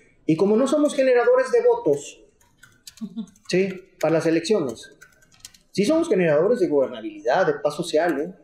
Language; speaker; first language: Spanish; native; Spanish